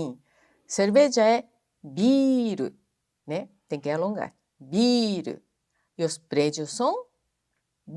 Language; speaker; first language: Portuguese; non-native, fluent; Japanese